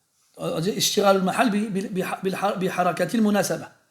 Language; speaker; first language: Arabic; early bilingual, heritage; French